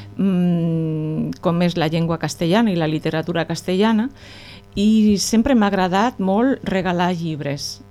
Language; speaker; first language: Catalan; non-native, local second language; Spanish